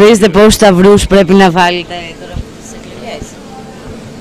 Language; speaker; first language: Greek; native; Greek